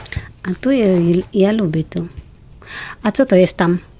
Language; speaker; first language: Polish; non-native, learner; Filipino